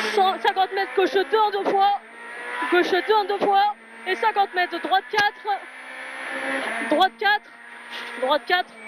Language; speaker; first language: French; native; French